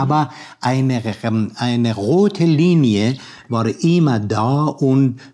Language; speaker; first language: German; non-native, learner; Persian